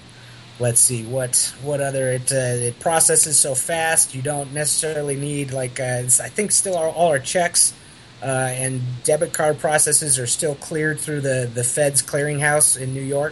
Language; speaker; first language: English; native; English